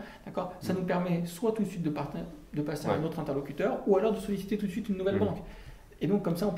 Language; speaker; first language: French; native; French